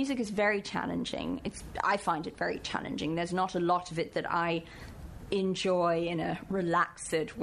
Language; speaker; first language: English; native; English